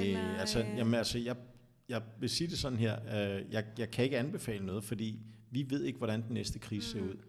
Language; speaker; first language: Danish; native; Danish